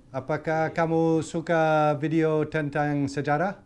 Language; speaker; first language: Indonesian; non-native, learner; English